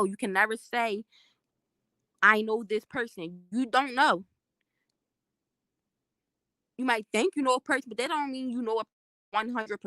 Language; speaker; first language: English; native; English